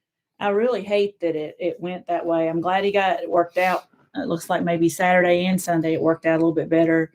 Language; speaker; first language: English; native; English